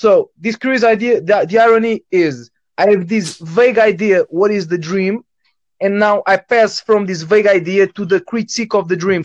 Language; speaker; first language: English; non-native, fluent; Portuguese